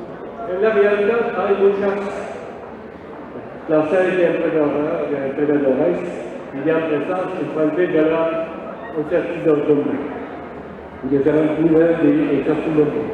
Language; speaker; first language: Spanish; non-native, learner; French